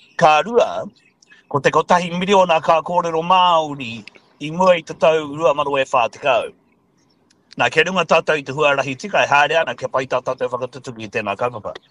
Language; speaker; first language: Māori; non-native, local second language; English